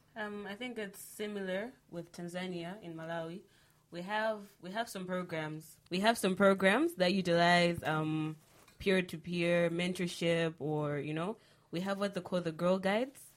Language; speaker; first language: English; non-native, local second language; Nyanja